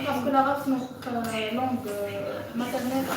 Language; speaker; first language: French; non-native, local second language; Arabic